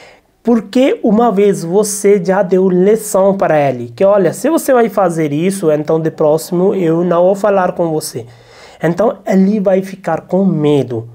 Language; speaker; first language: Portuguese; non-native, learner; Hindi